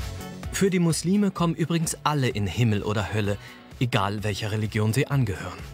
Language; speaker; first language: German; native; German